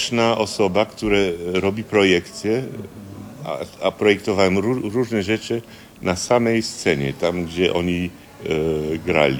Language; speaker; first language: Polish; early bilingual, heritage; Polish